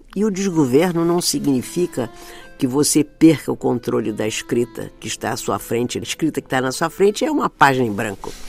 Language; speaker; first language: Portuguese; native; Portuguese